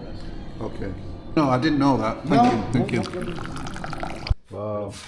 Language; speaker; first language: English; native; English